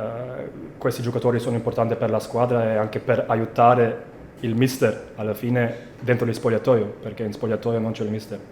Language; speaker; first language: Italian; non-native, fluent; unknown